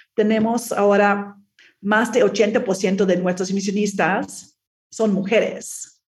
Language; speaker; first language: Spanish; non-native, fluent; English